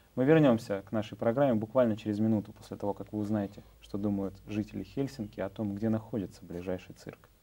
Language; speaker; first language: Russian; native; Russian